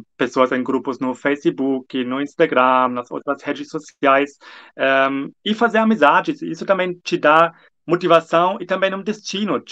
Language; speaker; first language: Portuguese; non-native, fluent; German